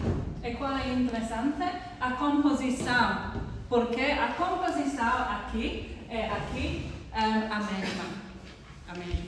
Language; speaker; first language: Portuguese; non-native, learner; English